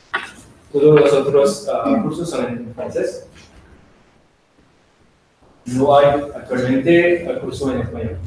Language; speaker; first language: Spanish; non-native, learner; French